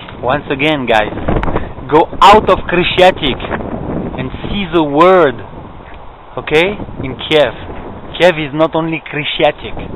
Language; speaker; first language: English; non-native, fluent; French